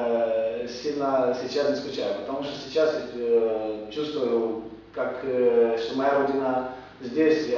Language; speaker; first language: Russian; non-native, fluent; Romanian